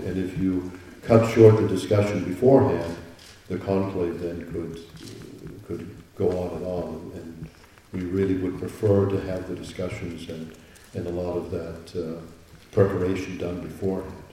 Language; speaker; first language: English; native; English